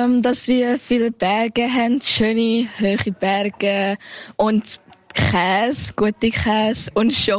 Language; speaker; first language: German; early bilingual, heritage; German